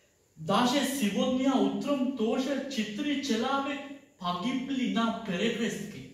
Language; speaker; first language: Russian; non-native, learner; Sinhala